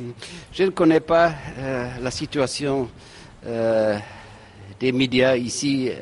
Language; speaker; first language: French; non-native, fluent; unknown